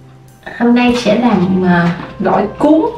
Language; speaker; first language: Vietnamese; native; Vietnamese